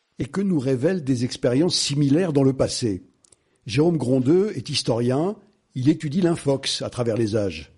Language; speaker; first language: French; native; French